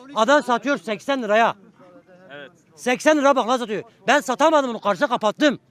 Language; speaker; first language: Turkish; native; Turkish